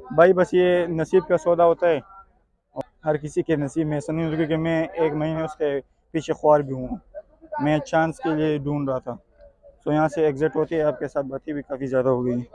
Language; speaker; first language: Urdu; non-native, local second language; Pashto